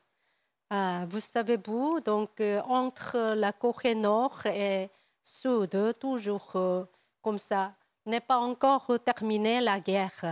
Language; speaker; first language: French; non-native, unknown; Korean